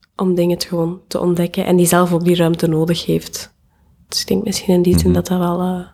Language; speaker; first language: Dutch; native; Dutch